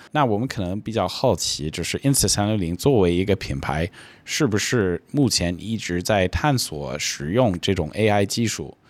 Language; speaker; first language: Chinese; non-native, fluent; English